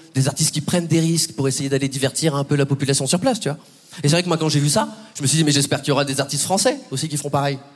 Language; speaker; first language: French; native; French